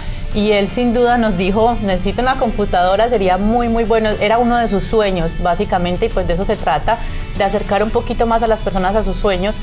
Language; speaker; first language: Spanish; native; Spanish